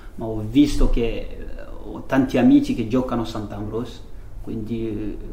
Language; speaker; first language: Italian; non-native, fluent; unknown